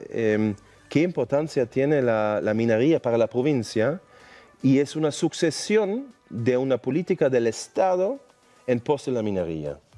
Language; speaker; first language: Spanish; non-native, fluent; German